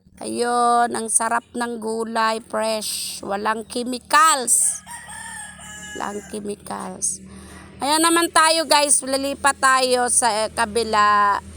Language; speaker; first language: Filipino; non-native, local second language; Hiligaynon